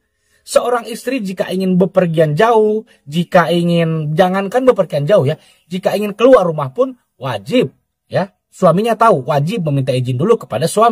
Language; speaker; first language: Indonesian; native; Indonesian